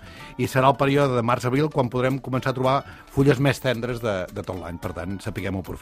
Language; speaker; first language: Catalan; native; Catalan